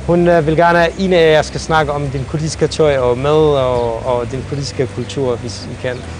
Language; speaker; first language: Danish; non-native, fluent; Central Kurdish